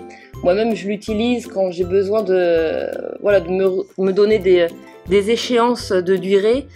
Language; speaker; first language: French; native; French